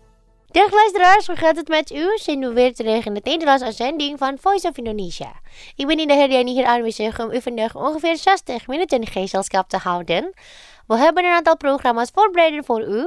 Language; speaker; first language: Dutch; non-native, fluent; Indonesian